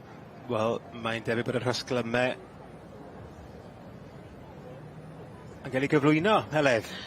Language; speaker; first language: Welsh; native; Welsh